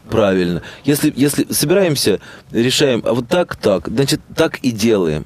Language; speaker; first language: Russian; native; Russian